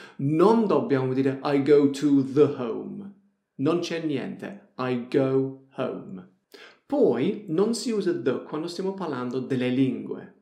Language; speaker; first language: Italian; non-native, fluent; English